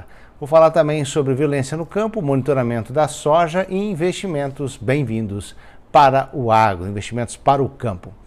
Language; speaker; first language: Portuguese; native; Portuguese